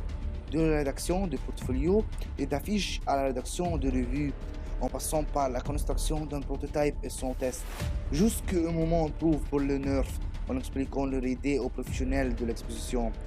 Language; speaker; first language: French; non-native, learner; Arabic